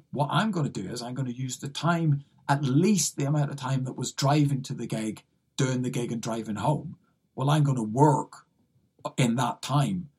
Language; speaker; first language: English; native; English